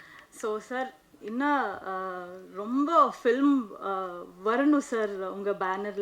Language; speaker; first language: Tamil; non-native, local second language; Kannada